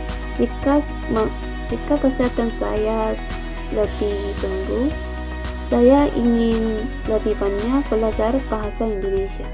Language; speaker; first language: Indonesian; non-native, fluent; Korean